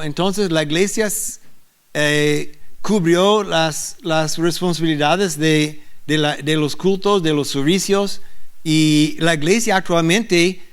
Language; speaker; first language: Spanish; non-native, learner; English